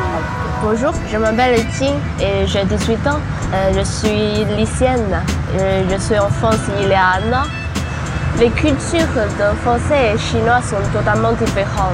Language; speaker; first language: French; non-native, learner; Chinese